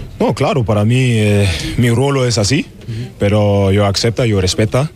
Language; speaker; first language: Spanish; non-native, learner; German